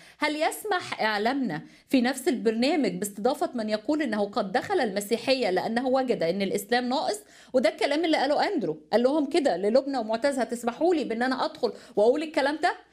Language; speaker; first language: Arabic; native; Arabic